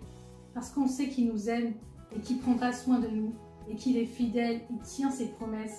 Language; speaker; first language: French; native; French